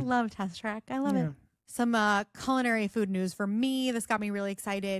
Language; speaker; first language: English; native; English